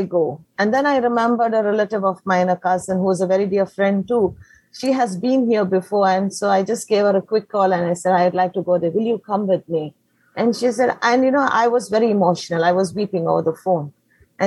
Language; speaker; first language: English; non-native, local second language; Konkani